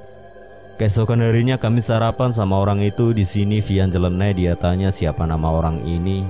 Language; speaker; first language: Indonesian; native; Indonesian